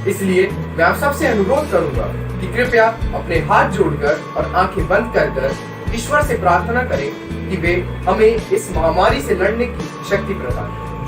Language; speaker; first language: Hindi; native; Hindi